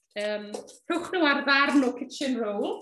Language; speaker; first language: Welsh; native; Welsh